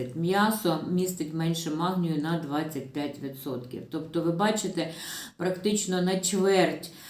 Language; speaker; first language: Ukrainian; non-native, local second language; Russian